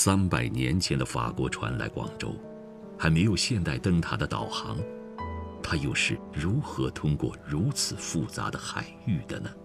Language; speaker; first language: Chinese; native; Chinese